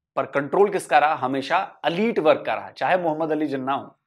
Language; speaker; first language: Hindi; native; Hindi